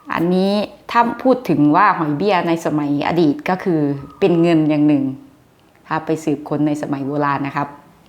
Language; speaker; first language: Thai; native; Thai